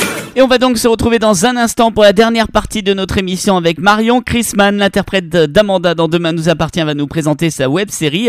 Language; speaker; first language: French; native; French